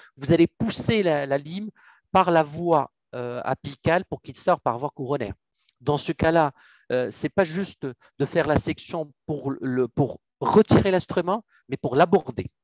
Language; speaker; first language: French; non-native, local second language; Arabic